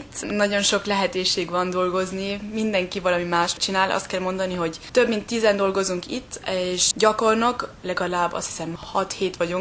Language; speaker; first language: Hungarian; early bilingual, heritage; German